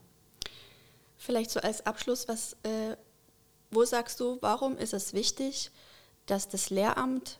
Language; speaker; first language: German; native; German